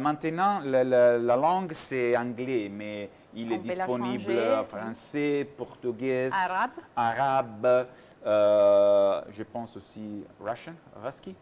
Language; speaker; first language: French; non-native, learner; Italian